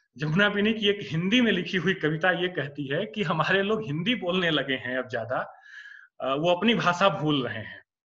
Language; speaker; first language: Hindi; native; Hindi